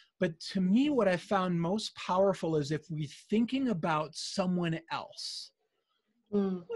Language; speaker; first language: English; native; English